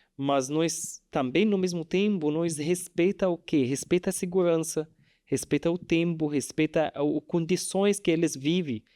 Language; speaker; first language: Portuguese; non-native, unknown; Arabic